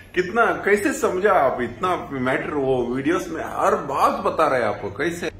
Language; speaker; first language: Hindi; non-native, local second language; Kannada